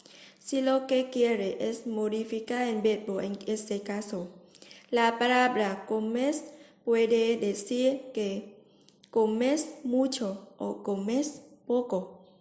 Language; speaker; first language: Spanish; non-native, learner; Vietnamese